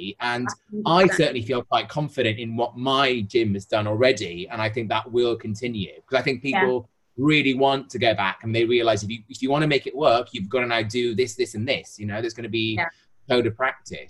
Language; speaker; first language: English; native; English